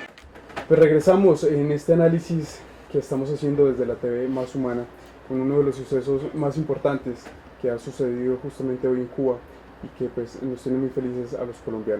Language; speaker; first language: Spanish; native; Spanish